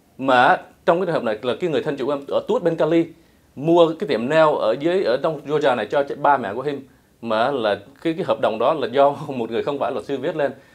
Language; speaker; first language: Vietnamese; early bilingual, heritage; Vietnamese